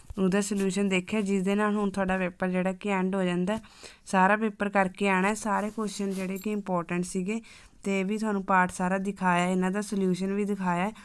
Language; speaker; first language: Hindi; non-native, local second language; Punjabi